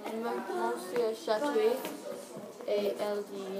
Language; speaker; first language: French; non-native, learner; English